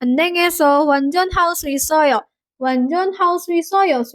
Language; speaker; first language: Korean; non-native, fluent; Indonesian